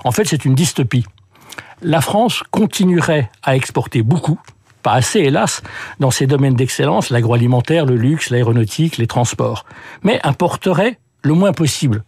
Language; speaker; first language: French; early bilingual, other home language; English